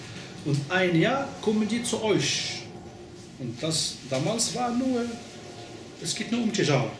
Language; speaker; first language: German; non-native, fluent; Arabic